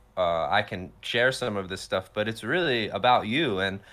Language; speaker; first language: English; native; English